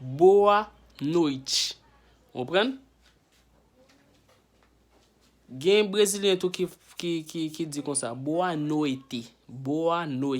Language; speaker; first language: Portuguese; non-native, learner; Haitian Creole